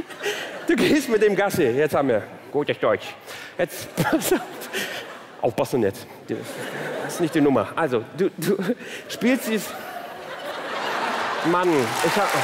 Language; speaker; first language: German; early bilingual, other home language; Turkish